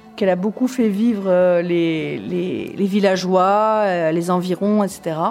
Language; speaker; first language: French; native; French